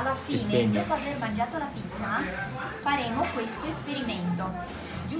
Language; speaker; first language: Italian; native; Italian